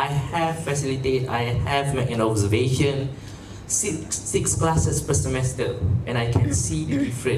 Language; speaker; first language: English; non-native, local second language; Malay